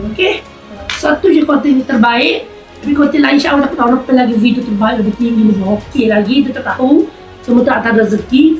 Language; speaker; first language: Malay; native; Malay